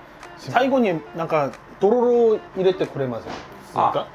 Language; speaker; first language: Japanese; non-native, learner; Korean